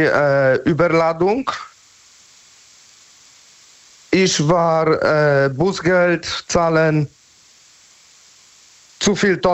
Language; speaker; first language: German; non-native, learner; Polish